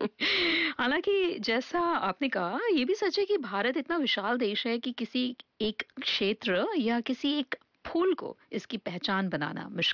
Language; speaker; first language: Hindi; native; Hindi